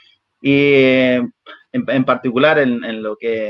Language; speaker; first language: Spanish; native; Spanish